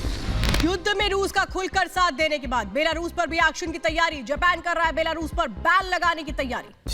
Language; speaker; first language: Hindi; native; Hindi